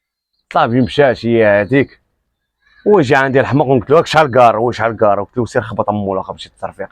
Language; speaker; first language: Arabic; native; Arabic